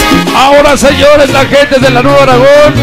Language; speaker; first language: Spanish; native; Spanish